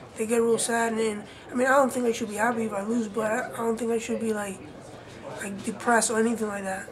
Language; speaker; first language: English; early bilingual, other home language; Spanish